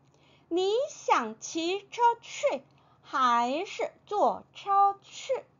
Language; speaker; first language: Chinese; non-native, fluent; Korean